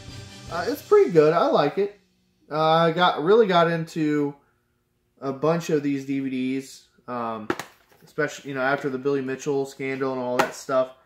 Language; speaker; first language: English; native; English